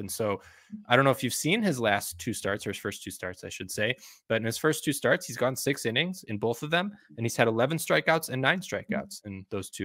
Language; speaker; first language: English; native; English